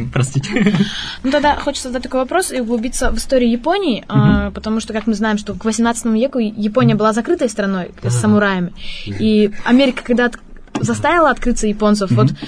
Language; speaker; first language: Russian; native; Russian